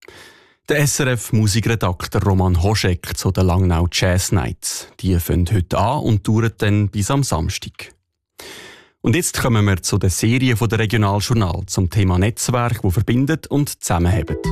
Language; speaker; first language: German; native; German